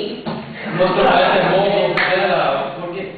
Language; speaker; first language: Italian; non-native, learner; English